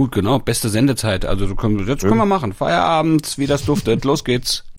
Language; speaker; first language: German; native; German